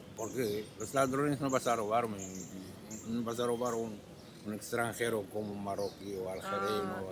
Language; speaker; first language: Spanish; non-native, learner; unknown